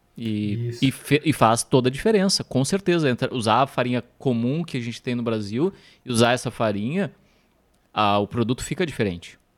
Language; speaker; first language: Portuguese; native; Portuguese